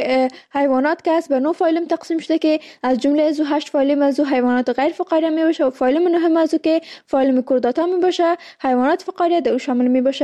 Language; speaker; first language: Persian; native; Persian